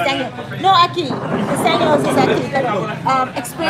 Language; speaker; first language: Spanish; non-native, learner; English